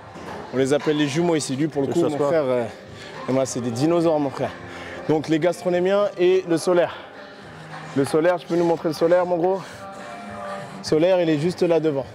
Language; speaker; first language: French; native; French